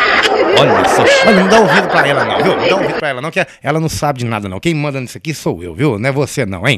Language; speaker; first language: Portuguese; native; Portuguese